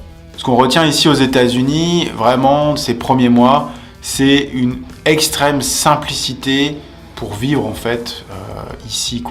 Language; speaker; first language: French; native; French